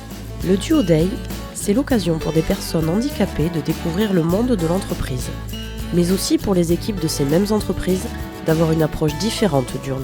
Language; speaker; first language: French; native; French